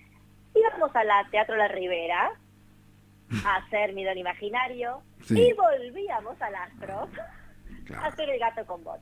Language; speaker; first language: Spanish; native; Spanish